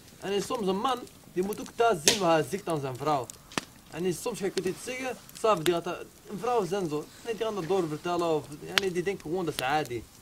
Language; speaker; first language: Dutch; early bilingual, other home language; Arabic